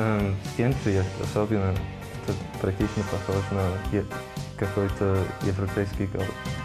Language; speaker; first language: Russian; non-native, learner; English